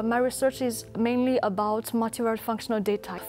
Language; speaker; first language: English; non-native, fluent; Chinese